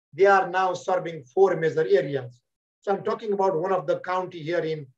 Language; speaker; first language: English; non-native, local second language; Nepali